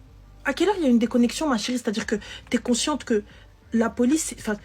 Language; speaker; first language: French; native; French